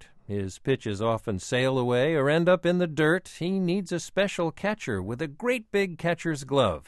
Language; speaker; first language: English; native; English